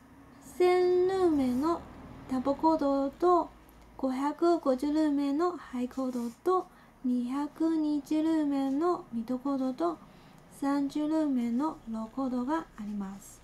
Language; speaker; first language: Japanese; non-native, fluent; Chinese